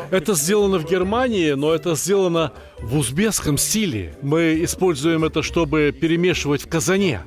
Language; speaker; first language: Russian; native; Russian